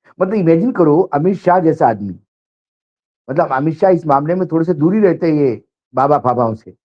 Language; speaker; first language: Hindi; non-native, local second language; Marathi